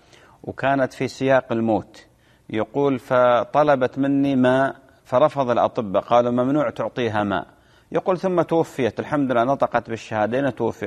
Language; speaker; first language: Arabic; native; Arabic